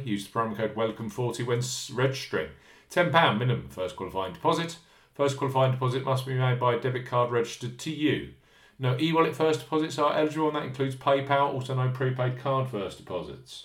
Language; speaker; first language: English; native; English